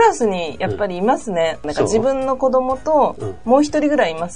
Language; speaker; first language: Japanese; early bilingual, other home language; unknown